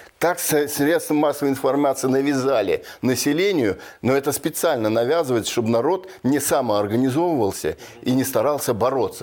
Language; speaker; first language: Russian; native; Russian